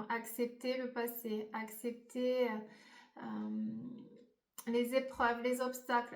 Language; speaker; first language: French; native; French